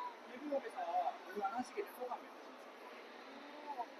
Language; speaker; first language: Korean; non-native, fluent; Thai